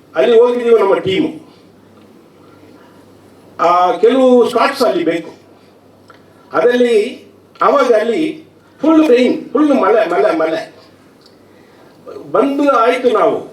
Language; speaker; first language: Kannada; non-native, learner; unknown